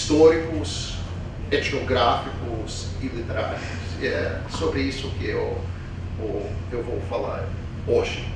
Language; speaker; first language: Portuguese; non-native, fluent; English